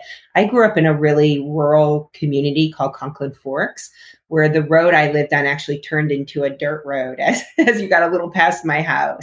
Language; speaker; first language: English; native; English